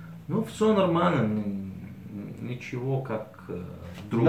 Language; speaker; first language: Russian; early bilingual, heritage; Arabic